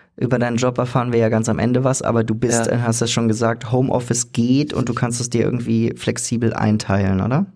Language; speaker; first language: German; native; German